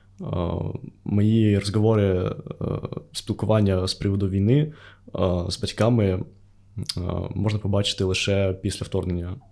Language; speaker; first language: Ukrainian; non-native, local second language; Russian